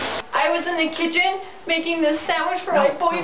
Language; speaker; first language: English; native; English